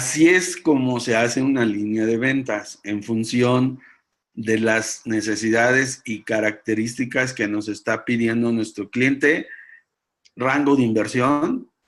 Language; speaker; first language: Spanish; native; Spanish